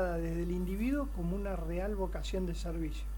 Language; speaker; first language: Spanish; native; Spanish